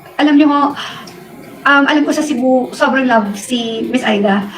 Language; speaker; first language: Filipino; non-native, local second language; Hiligaynon